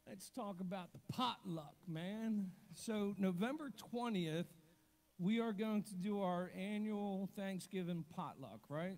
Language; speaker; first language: English; native; English